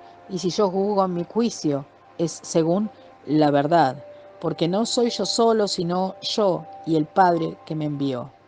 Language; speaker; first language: Spanish; native; Spanish